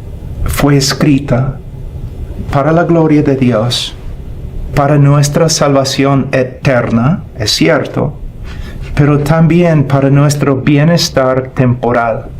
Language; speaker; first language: Spanish; non-native, fluent; English